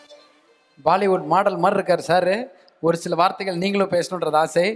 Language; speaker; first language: Tamil; native; Tamil